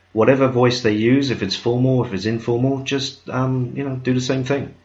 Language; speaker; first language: English; native; English